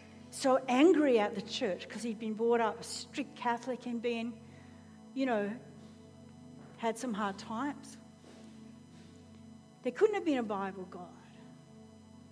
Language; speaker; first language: English; native; English